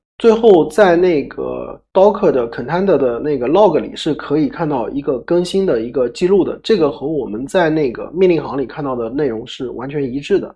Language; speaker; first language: Chinese; native; Chinese